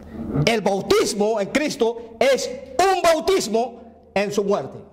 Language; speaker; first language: Spanish; native; Spanish